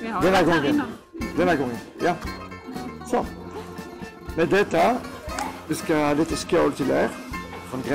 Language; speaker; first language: Swedish; non-native, fluent; Greek